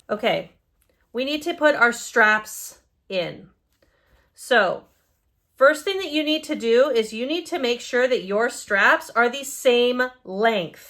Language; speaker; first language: English; native; English